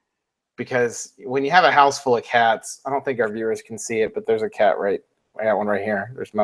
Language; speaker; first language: English; native; English